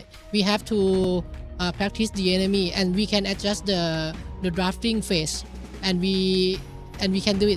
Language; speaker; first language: English; non-native, learner; Thai